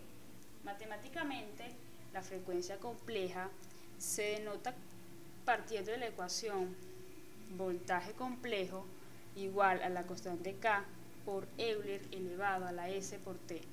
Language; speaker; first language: Spanish; native; Spanish